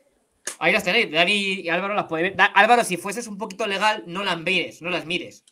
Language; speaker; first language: Spanish; native; Spanish